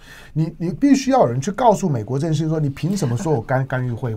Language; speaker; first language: Chinese; native; Chinese